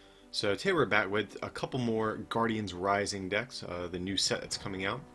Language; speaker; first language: English; native; English